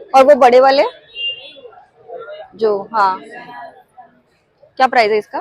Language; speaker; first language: Hindi; non-native, local second language; Marathi